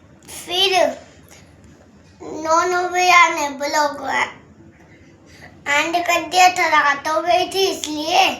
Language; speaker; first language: Hindi; native; Hindi